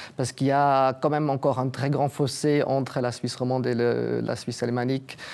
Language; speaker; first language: French; native; French